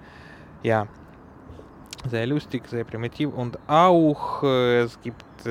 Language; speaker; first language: German; non-native, learner; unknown